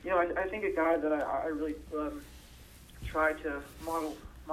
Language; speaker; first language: English; native; English